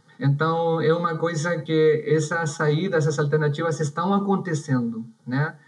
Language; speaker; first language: Portuguese; non-native, fluent; Spanish